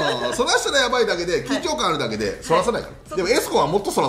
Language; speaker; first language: Japanese; native; Japanese